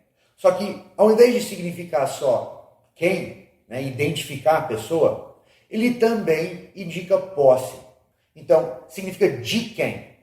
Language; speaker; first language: Portuguese; non-native, fluent; English